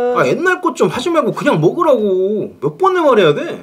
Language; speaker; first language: Korean; native; Korean